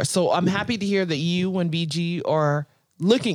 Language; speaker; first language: English; non-native, local second language; Akan